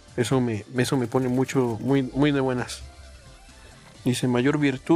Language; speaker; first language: Spanish; native; Spanish